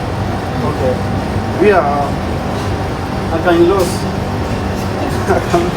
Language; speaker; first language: English; non-native, learner; French